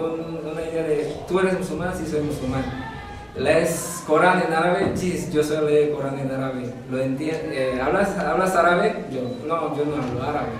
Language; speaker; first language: Spanish; non-native, fluent; Javanese